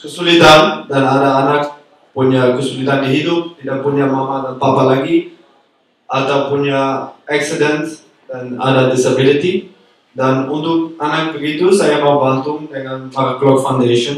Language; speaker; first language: Indonesian; non-native, learner; Dutch